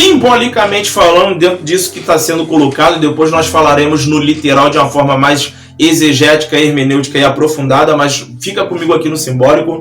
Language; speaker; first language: Portuguese; native; Portuguese